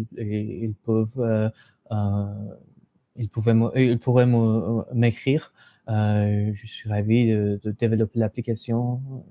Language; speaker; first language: French; non-native, fluent; English